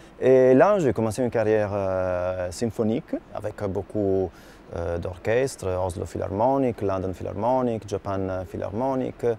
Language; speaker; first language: French; non-native, fluent; Italian